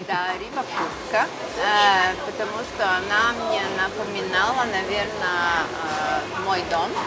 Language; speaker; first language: Russian; non-native, fluent; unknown